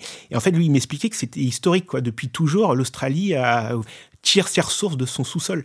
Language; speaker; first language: French; native; French